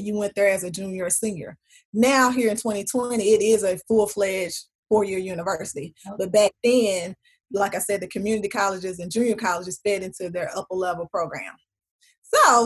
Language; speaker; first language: English; native; English